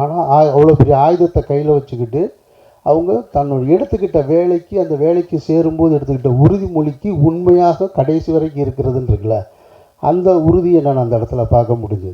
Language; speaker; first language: Tamil; native; Tamil